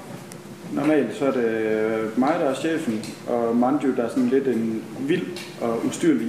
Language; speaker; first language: Danish; native; Danish